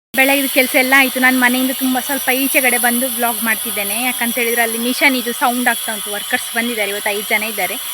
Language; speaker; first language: Kannada; native; Kannada